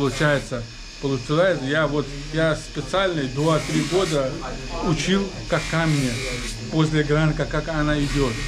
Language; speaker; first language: Russian; non-native, learner; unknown